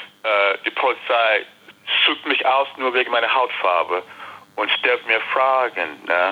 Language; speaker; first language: German; non-native, fluent; English